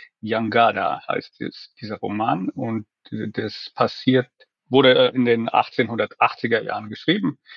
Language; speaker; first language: German; non-native, fluent; Finnish